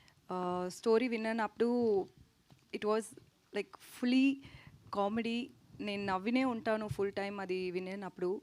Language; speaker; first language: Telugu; non-native, learner; Tamil